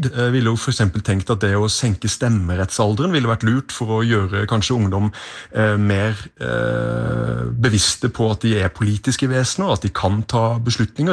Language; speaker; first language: Norwegian; native; Norwegian